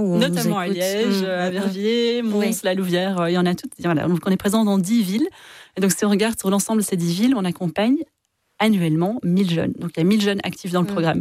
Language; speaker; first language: French; native; French